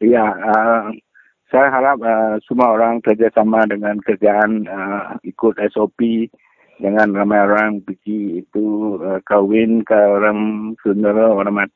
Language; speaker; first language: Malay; non-native, local second language; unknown